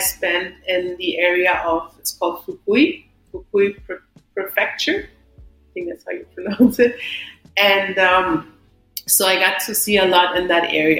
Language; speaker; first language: English; non-native, fluent; German